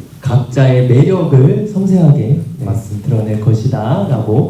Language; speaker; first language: Korean; native; Korean